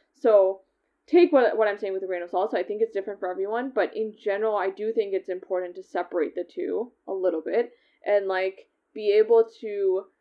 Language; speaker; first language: English; native; English